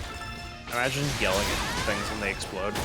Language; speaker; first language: English; native; English